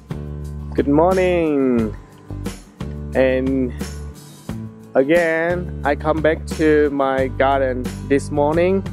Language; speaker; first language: English; non-native, fluent; Vietnamese